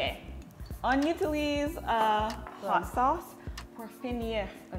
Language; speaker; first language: French; non-native, learner; English